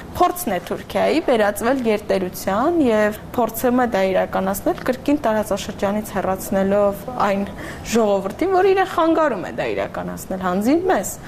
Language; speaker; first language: Armenian; native; Armenian